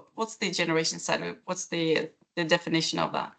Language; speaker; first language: English; non-native, fluent; Norwegian